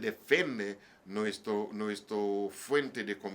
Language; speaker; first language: Spanish; non-native, learner; English